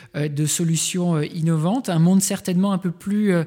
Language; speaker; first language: French; native; French